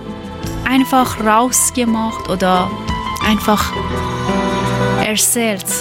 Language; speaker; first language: German; non-native, learner; Persian